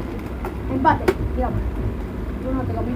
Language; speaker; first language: Spanish; native; Spanish